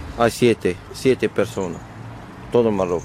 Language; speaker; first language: Spanish; non-native, learner; Arabic